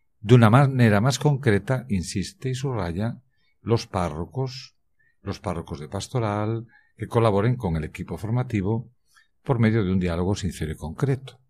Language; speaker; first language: Spanish; native; Spanish